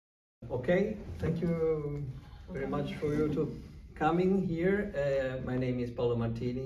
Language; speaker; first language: English; non-native, fluent; Italian